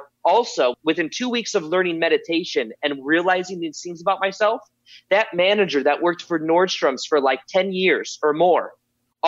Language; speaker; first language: English; native; English